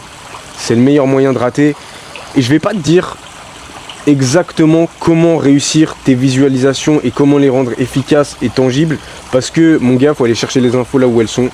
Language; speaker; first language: French; native; French